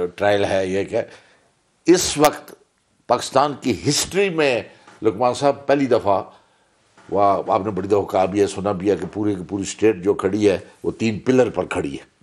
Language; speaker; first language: Urdu; native; Urdu